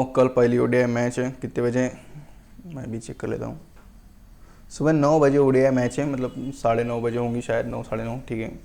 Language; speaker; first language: Hindi; non-native, local second language; Marathi